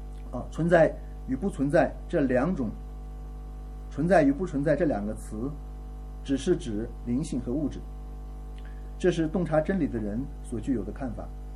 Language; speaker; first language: Chinese; native; Chinese